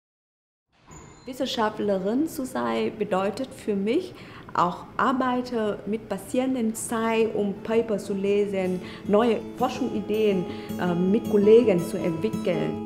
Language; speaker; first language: German; non-native, fluent; Vietnamese